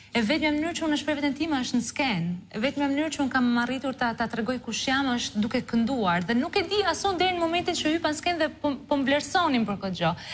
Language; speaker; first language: Albanian; native; Albanian